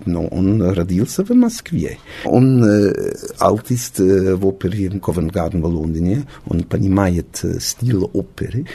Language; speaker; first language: Russian; non-native, learner; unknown